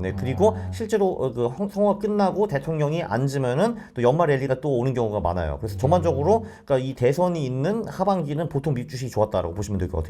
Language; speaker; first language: Korean; native; Korean